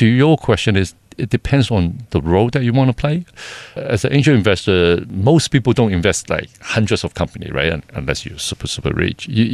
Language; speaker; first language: English; non-native, local second language; Cantonese